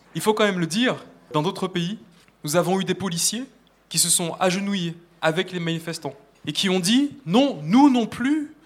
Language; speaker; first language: French; native; French